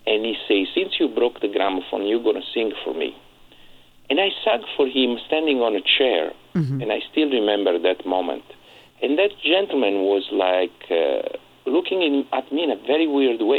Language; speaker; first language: English; non-native, fluent; Italian